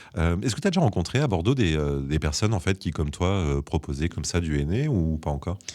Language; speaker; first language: French; native; French